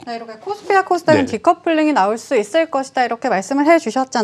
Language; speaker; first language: Korean; native; Korean